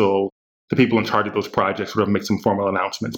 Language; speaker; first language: English; native; English